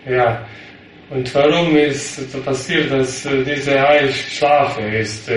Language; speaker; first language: German; non-native, learner; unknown